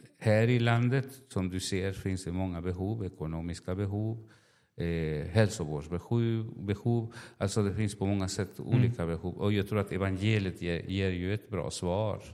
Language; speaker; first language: Swedish; non-native, fluent; Spanish